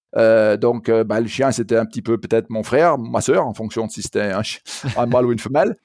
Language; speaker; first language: French; native; French